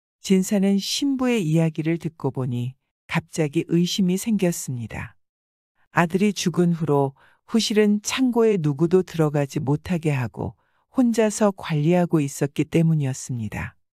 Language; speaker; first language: Korean; native; Korean